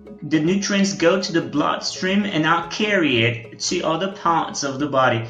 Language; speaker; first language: English; non-native, fluent; Portuguese